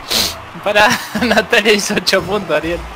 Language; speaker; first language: Spanish; native; Spanish